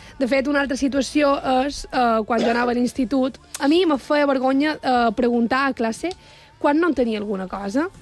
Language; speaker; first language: Catalan; native; Catalan